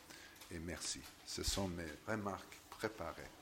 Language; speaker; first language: French; non-native, fluent; English